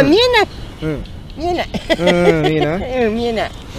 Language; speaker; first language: Japanese; native; Japanese